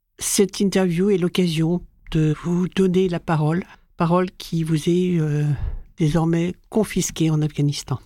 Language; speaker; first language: French; native; French